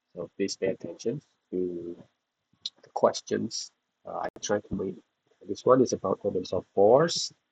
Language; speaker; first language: English; non-native, fluent; Indonesian